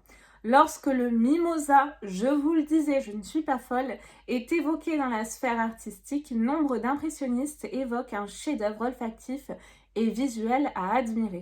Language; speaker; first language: French; native; French